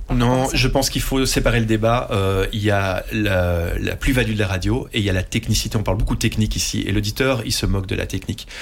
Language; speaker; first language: French; non-native, local second language; Dutch